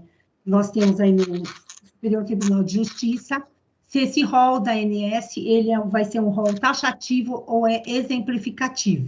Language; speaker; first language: Portuguese; native; Portuguese